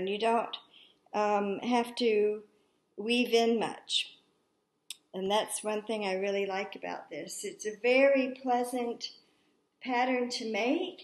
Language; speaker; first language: English; native; English